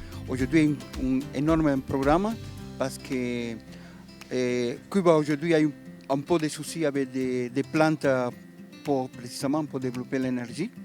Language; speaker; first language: French; non-native, learner; Spanish